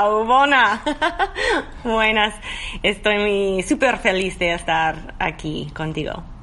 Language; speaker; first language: Spanish; non-native, learner; English